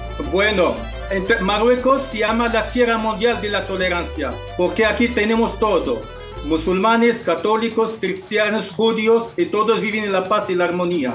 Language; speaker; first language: Spanish; non-native, fluent; Arabic